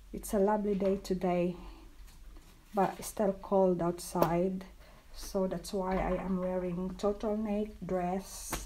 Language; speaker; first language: English; non-native, local second language; Filipino